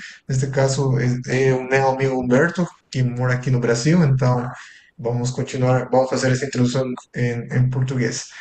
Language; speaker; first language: Portuguese; non-native, fluent; Spanish